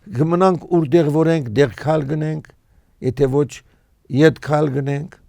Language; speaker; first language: Armenian; early bilingual, heritage; Armenian